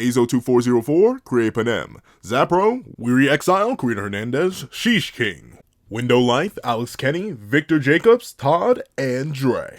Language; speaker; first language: English; native; English